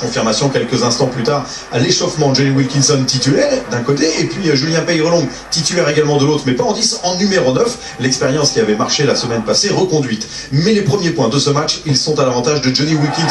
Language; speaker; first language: French; native; French